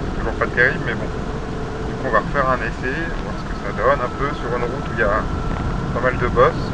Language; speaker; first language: French; native; French